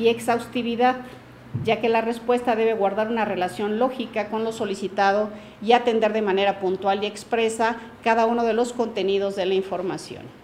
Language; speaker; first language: Spanish; native; Spanish